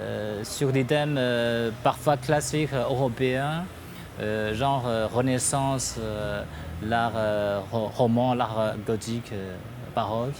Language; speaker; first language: French; non-native, fluent; Chinese